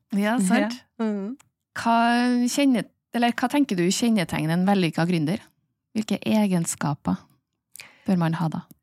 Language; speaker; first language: Norwegian; native; Norwegian